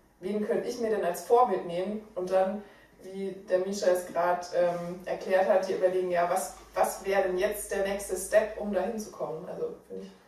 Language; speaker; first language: German; native; German